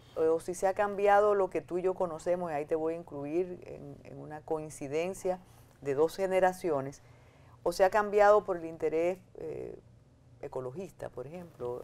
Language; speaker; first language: Spanish; native; Spanish